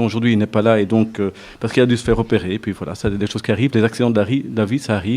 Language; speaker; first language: French; native; French